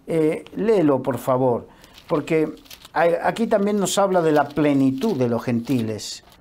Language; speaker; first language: Spanish; native; Spanish